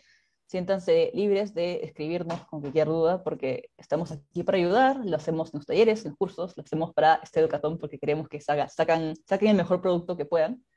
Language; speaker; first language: Spanish; native; Spanish